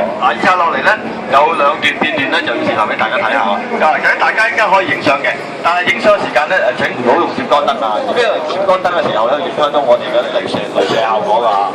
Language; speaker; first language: Cantonese; native; Cantonese